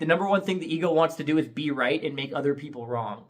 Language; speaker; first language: English; native; English